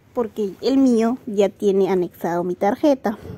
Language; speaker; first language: Spanish; native; Spanish